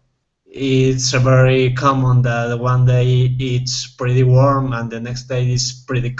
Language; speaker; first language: English; non-native, fluent; Spanish